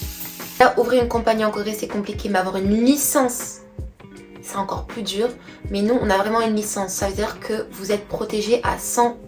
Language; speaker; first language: French; native; French